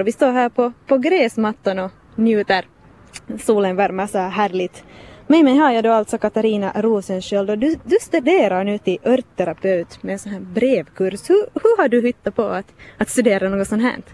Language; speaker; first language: Swedish; native; Swedish